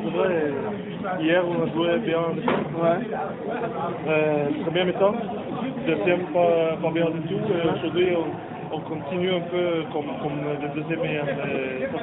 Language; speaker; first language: French; non-native, learner; Norwegian